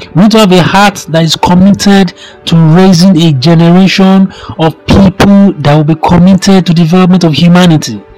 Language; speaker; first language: English; non-native, local second language; Yoruba